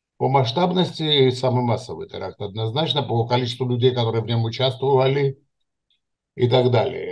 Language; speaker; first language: Russian; non-native, local second language; Georgian